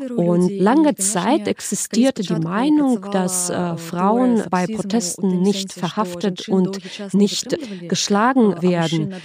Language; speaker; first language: German; non-native, fluent; Belarusian